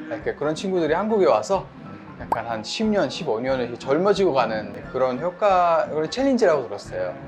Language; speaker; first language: Korean; non-native, fluent; Italian